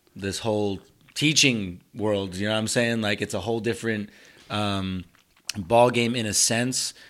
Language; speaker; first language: English; early bilingual, other home language; Spanish